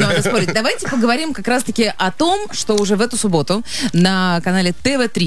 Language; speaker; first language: Russian; native; Russian